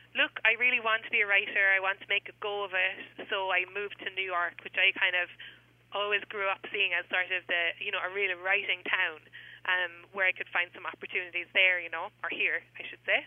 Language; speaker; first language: English; native; English